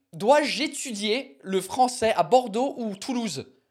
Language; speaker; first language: French; non-native, fluent; English